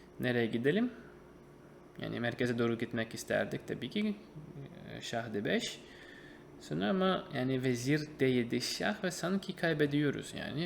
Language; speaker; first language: Turkish; non-native, fluent; Russian